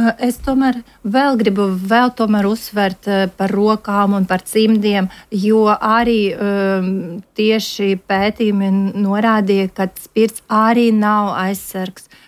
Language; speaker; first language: Latvian; non-native, local second language; Russian